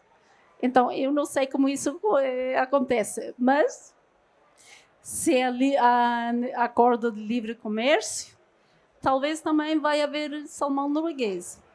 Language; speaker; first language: Portuguese; non-native, fluent; Norwegian